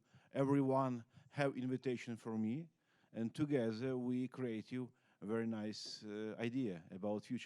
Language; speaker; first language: English; non-native, learner; Ukrainian